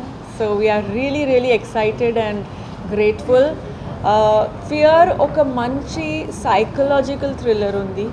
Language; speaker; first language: Telugu; non-native, local second language; Tamil